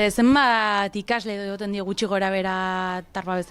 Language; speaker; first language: Basque; native; Basque